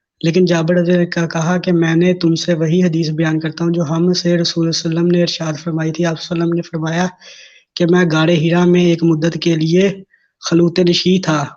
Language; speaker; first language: Urdu; non-native, local second language; Punjabi